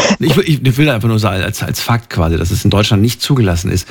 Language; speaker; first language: German; native; German